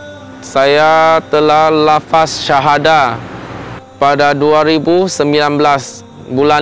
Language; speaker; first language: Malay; non-native, local second language; Min Nan Chinese